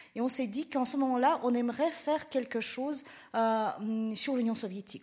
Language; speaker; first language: French; non-native, fluent; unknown